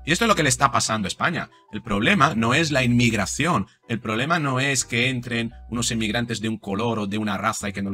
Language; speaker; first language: Spanish; native; Spanish